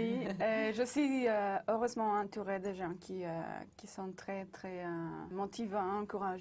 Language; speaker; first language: French; non-native, fluent; Spanish